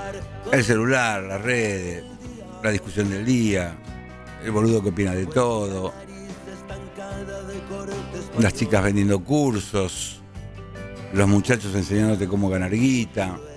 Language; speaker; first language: Spanish; native; Spanish